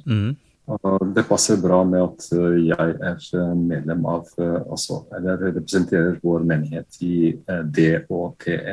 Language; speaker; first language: Norwegian; non-native, fluent; Bosnian